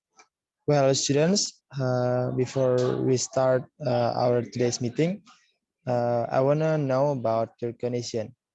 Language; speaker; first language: English; non-native, learner; Indonesian